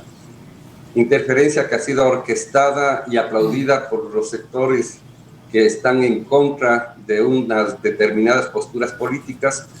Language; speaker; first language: Spanish; native; Spanish